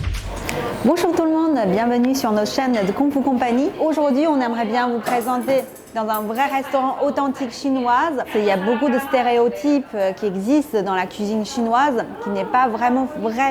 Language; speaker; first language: French; non-native, fluent; Chinese